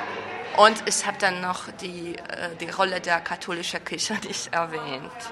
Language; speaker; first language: German; non-native, fluent; Hungarian